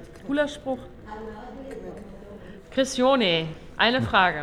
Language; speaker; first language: German; native; German